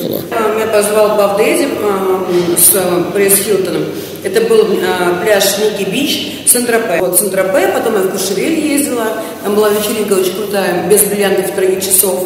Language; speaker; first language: Russian; native; Russian